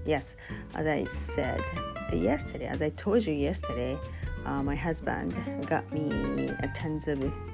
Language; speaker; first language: English; non-native, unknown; Japanese